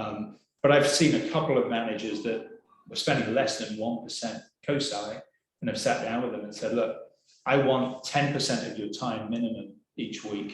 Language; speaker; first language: English; native; English